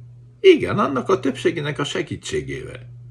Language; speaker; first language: Hungarian; native; Hungarian